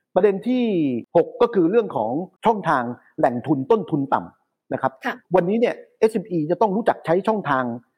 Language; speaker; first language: Thai; native; Thai